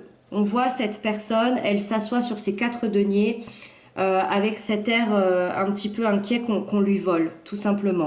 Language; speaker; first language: French; native; French